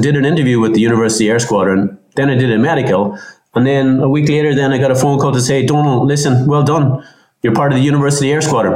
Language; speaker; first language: English; native; English